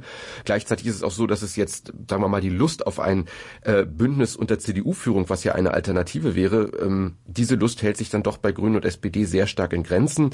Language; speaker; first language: German; native; German